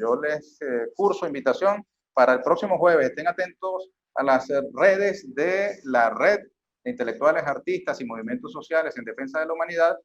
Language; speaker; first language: Spanish; native; Spanish